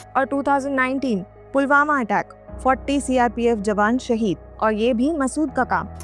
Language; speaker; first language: Hindi; native; Hindi